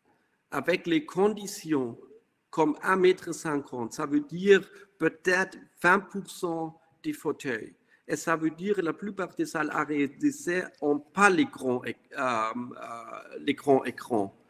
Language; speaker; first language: French; non-native, fluent; German